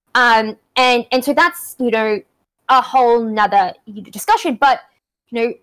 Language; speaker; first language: English; native; English